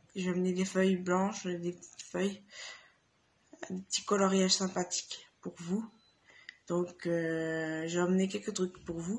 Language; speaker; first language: French; native; French